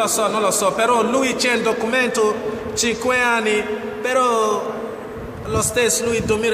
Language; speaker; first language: Italian; non-native, learner; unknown